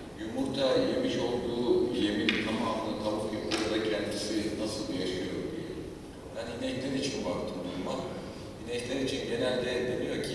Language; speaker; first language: Turkish; native; Turkish